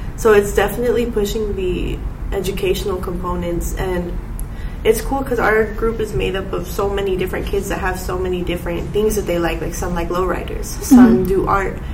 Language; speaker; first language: English; native; English